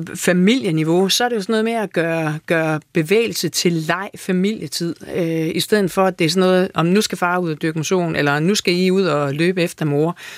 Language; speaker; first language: Danish; native; Danish